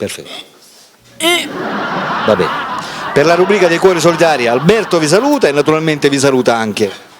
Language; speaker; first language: Italian; native; Italian